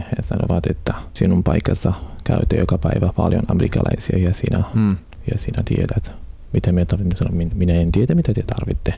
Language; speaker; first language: Finnish; non-native, learner; Arabic